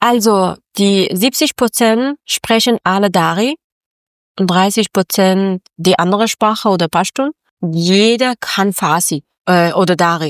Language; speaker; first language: German; non-native, learner; Persian